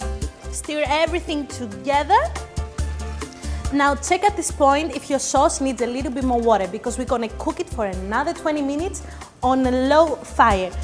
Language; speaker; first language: English; non-native, fluent; Greek